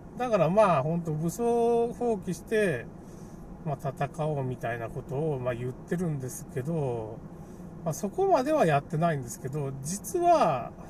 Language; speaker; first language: Japanese; native; Japanese